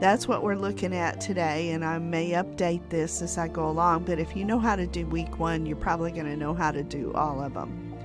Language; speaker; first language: English; native; English